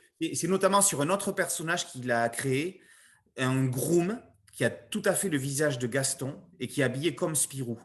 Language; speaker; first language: French; native; French